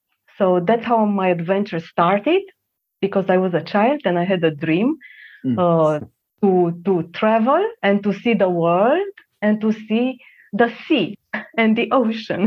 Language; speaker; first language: English; non-native, fluent; Romanian